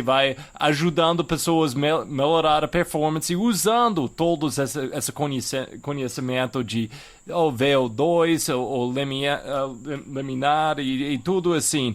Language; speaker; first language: Portuguese; non-native, fluent; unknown